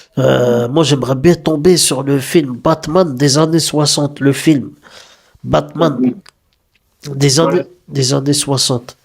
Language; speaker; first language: French; native; French